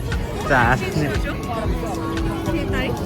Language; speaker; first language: Japanese; non-native, learner; Mongolian